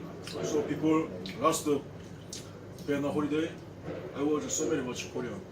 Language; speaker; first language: English; non-native, learner; Korean